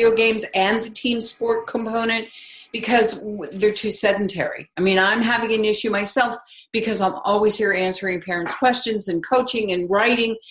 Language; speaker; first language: English; native; English